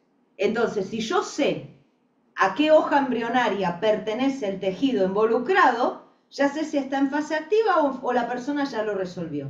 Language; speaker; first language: Spanish; native; Spanish